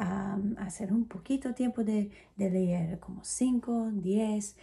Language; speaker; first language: Spanish; non-native, fluent; English